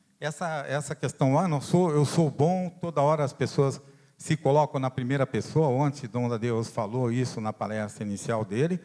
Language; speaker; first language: Portuguese; non-native, fluent; Italian